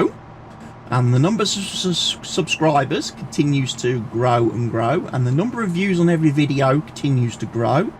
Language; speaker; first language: English; native; English